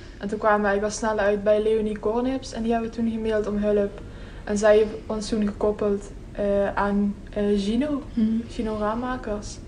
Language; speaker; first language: Dutch; native; Dutch